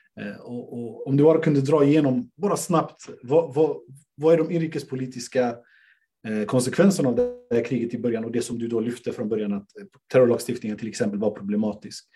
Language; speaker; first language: Swedish; native; Swedish